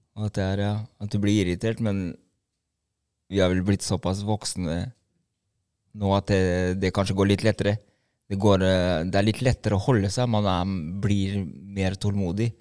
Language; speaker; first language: Norwegian; early bilingual, other home language; Albanian